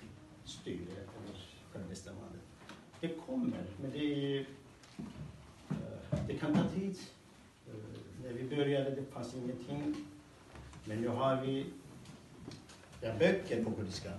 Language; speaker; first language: Swedish; non-native, fluent; Kurdish